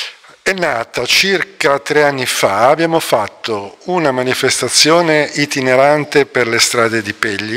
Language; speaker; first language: Italian; native; Italian